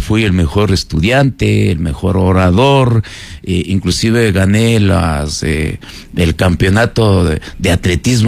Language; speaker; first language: Spanish; native; Spanish